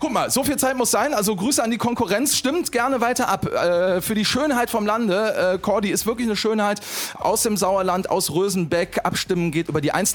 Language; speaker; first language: German; native; German